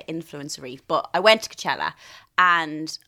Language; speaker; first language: English; native; English